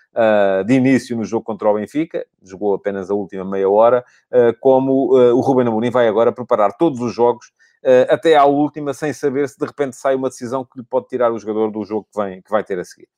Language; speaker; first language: Portuguese; native; Portuguese